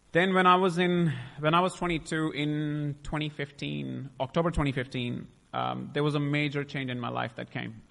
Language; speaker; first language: English; non-native, local second language; Punjabi